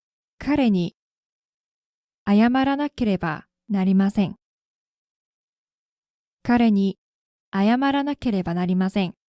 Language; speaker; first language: Japanese; non-native, fluent; Korean